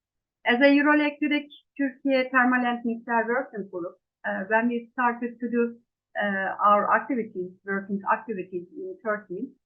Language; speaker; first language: English; non-native, fluent; Turkish